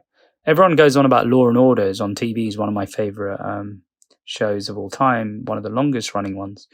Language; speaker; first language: English; native; English